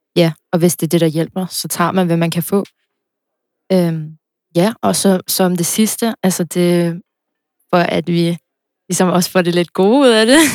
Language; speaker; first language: Danish; early bilingual, other home language; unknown